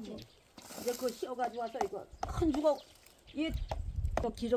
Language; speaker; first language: Korean; native; Korean